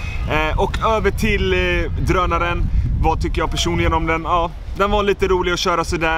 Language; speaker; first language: Swedish; native; Swedish